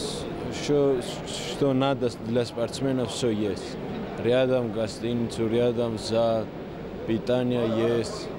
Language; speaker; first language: Russian; non-native, learner; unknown